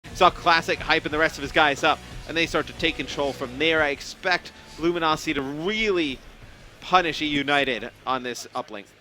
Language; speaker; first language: English; native; English